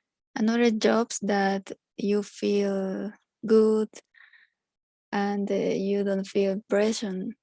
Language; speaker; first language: English; non-native, learner; Spanish